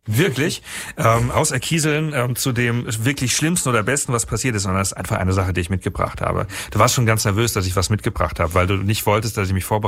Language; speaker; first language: German; native; German